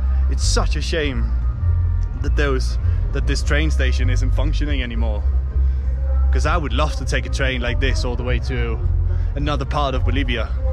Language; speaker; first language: English; non-native, fluent; Danish